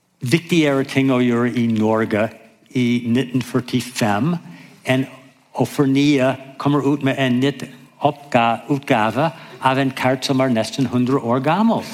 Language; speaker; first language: Norwegian; non-native, fluent; English